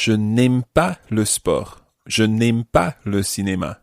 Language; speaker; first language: French; non-native, fluent; English